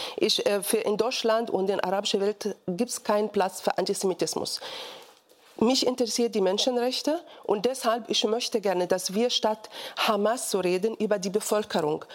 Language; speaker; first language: German; non-native, fluent; Arabic